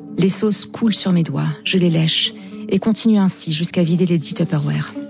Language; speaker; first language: French; non-native, local second language; Arabic